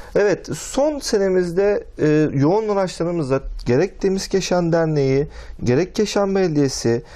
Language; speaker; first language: Turkish; native; Turkish